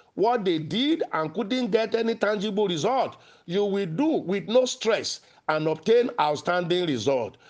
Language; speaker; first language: English; non-native, local second language; Yoruba